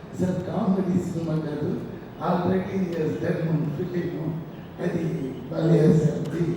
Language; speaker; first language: Telugu; non-native, fluent; Tamil